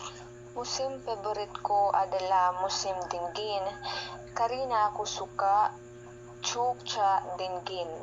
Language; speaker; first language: Indonesian; non-native, learner; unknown